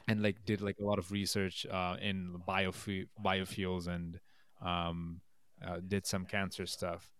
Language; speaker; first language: English; non-native, local second language; Bangla